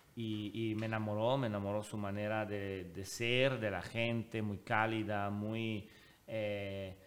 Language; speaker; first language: Spanish; non-native, fluent; Italian